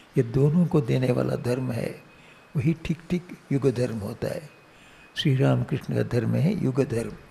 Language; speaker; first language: Hindi; non-native, local second language; Tamil